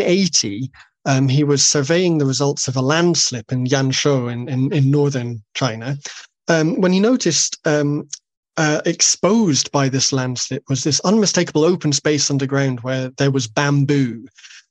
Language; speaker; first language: English; native; English